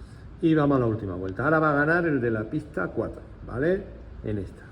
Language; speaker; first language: Spanish; native; Spanish